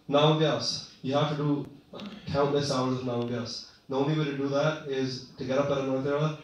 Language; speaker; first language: Punjabi; early bilingual, heritage; Punjabi